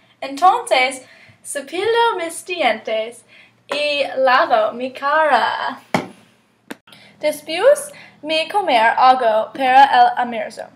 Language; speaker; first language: Spanish; non-native, learner; English